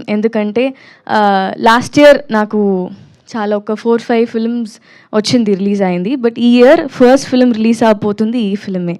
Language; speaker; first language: Telugu; non-native, learner; Tamil